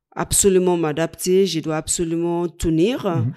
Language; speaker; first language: French; non-native, fluent; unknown